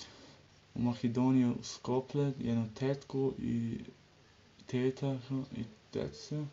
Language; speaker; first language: German; early bilingual, other home language; Serbian